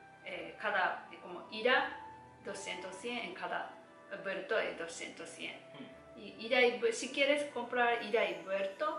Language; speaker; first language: Spanish; non-native, learner; Japanese